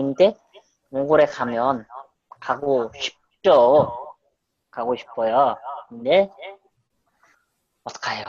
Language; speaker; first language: Korean; non-native, fluent; Mongolian